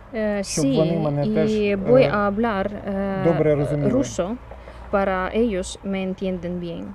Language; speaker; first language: Spanish; non-native, learner; Ukrainian